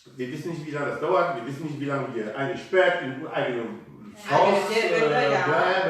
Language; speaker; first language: German; non-native, learner; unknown